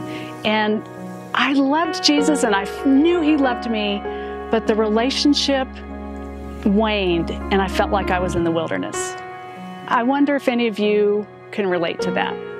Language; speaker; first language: English; native; English